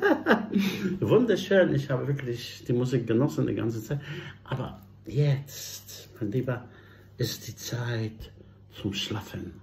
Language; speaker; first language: German; non-native, fluent; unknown